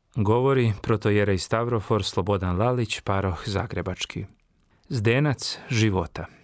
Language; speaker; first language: Serbian; native; Serbian